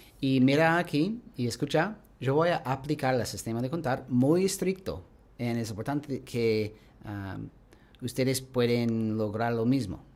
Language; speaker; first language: Spanish; non-native, learner; English